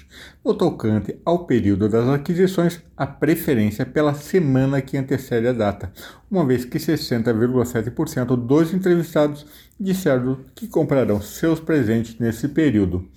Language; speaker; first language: Portuguese; native; Portuguese